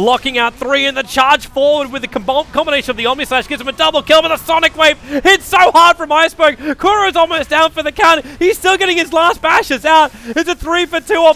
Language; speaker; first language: English; native; English